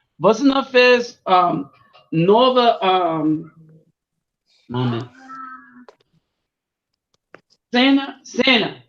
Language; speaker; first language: Portuguese; non-native, learner; English